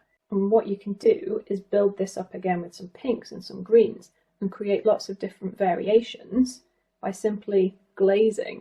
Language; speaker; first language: English; native; English